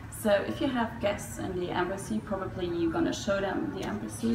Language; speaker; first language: English; non-native, fluent; German